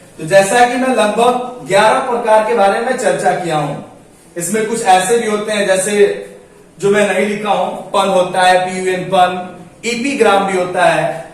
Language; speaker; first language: Hindi; native; Hindi